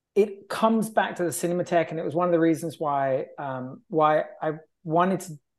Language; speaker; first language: English; native; English